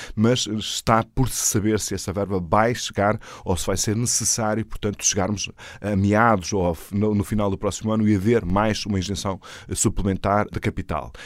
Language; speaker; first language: Portuguese; native; Portuguese